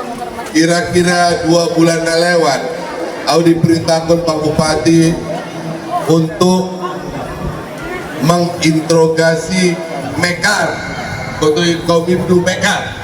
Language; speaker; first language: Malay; non-native, local second language; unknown